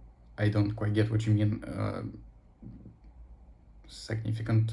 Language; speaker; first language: English; non-native, learner; Russian